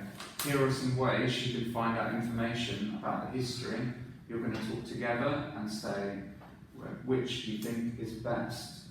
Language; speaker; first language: English; non-native, fluent; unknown